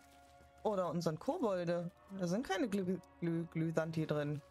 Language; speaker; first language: German; native; German